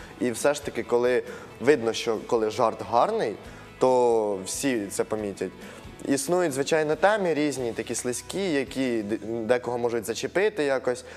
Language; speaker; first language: Ukrainian; native; Ukrainian